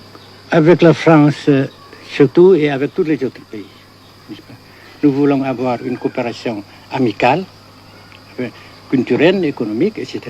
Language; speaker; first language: French; non-native, fluent; Vietnamese